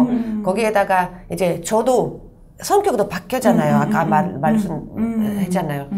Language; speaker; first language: Korean; non-native, fluent; Russian